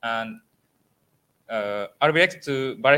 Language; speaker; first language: English; non-native, learner; Japanese